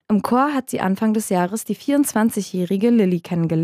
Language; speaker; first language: German; native; German